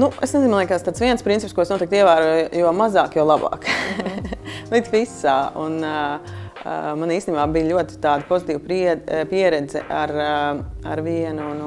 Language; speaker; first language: Latvian; native; Latvian